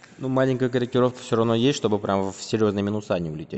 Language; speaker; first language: Russian; native; Russian